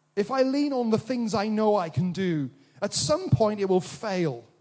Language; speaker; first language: English; native; English